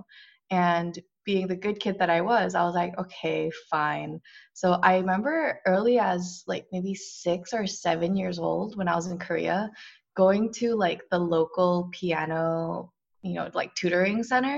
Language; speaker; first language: English; native; English